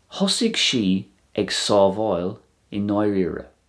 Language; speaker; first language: Irish; non-native, local second language; English